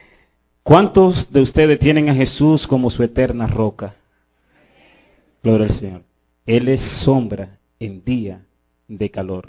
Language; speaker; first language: Spanish; native; Spanish